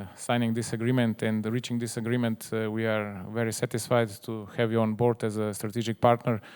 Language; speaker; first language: English; non-native, fluent; Slovenian